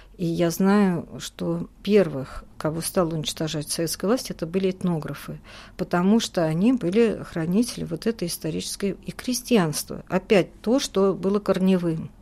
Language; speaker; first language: Russian; native; Russian